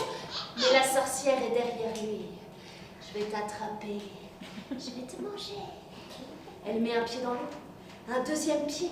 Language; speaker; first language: French; native; French